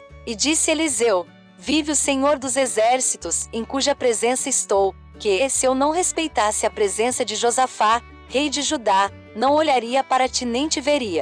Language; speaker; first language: Portuguese; native; Portuguese